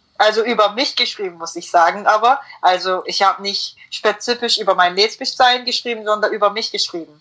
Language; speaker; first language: German; non-native, fluent; Korean